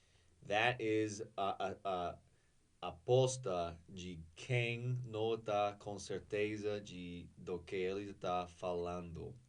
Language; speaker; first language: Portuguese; non-native, fluent; English